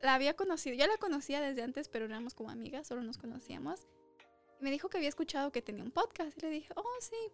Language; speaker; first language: Spanish; early bilingual, other home language; English